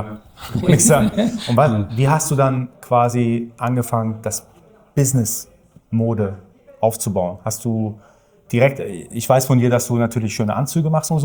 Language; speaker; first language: German; native; German